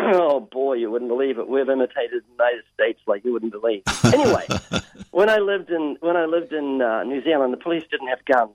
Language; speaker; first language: English; native; English